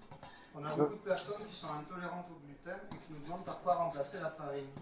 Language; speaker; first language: French; native; French